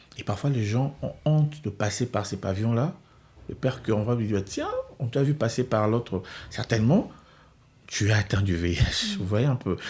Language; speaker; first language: French; non-native, local second language; Lingala